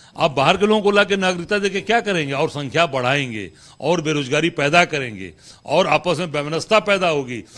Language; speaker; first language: Hindi; native; Hindi